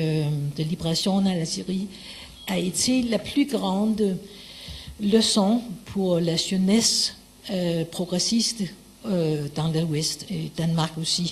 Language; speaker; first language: French; non-native, fluent; Danish